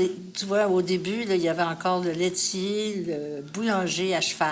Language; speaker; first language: French; native; French